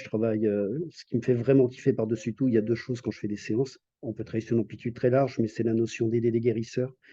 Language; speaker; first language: French; native; French